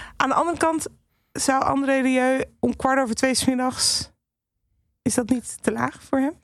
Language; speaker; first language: Dutch; native; Dutch